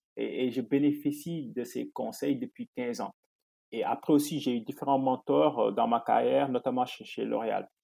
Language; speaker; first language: French; non-native, local second language; Wolof